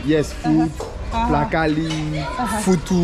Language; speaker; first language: English; non-native, learner; French